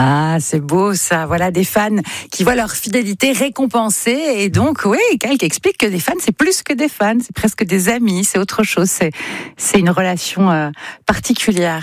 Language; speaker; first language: French; native; French